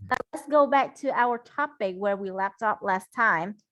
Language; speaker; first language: English; non-native, fluent; Vietnamese